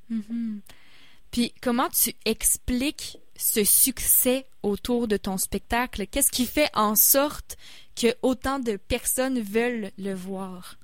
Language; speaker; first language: French; native; French